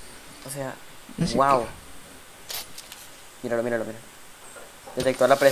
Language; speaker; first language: Spanish; native; Spanish